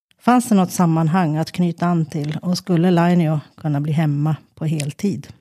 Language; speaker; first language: Swedish; native; Swedish